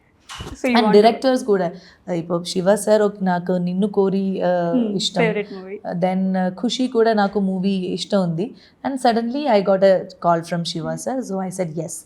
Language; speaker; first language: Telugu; non-native, learner; Malayalam